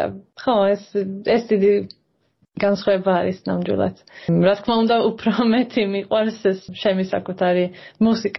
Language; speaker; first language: Georgian; early bilingual, heritage; Georgian